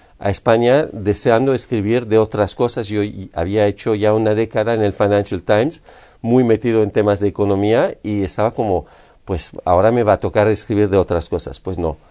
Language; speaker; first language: Spanish; non-native, fluent; French